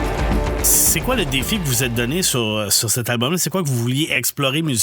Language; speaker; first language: French; native; French